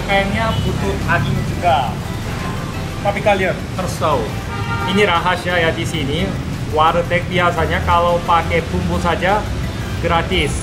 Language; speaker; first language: Indonesian; non-native, learner; Korean